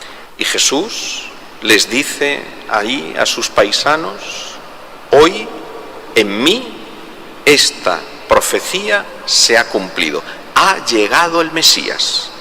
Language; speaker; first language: Spanish; native; Spanish